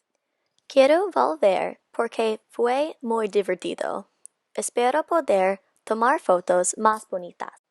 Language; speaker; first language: Spanish; non-native, learner; English